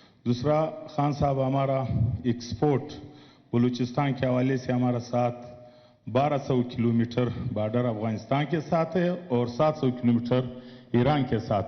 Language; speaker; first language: Hindi; non-native, local second language; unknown